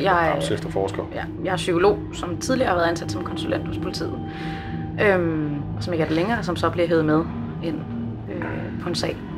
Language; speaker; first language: Danish; native; Danish